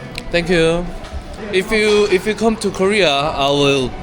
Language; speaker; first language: English; non-native, learner; Korean